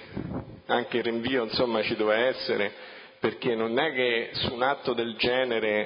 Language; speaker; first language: Italian; native; Italian